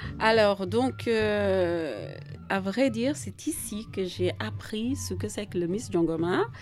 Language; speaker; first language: French; non-native, local second language; Jola-Fonyi